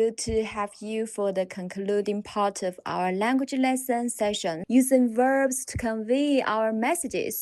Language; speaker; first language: English; non-native, fluent; Chinese